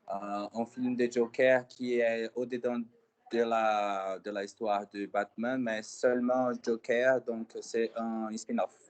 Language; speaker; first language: French; non-native, fluent; Portuguese